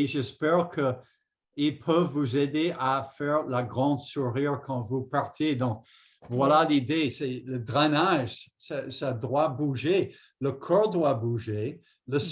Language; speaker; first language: French; non-native, fluent; English